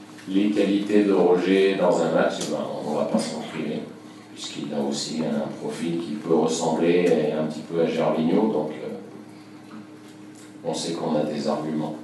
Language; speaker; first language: French; native; French